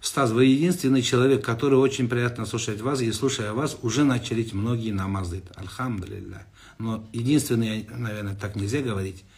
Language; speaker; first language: Russian; non-native, local second language; Kazakh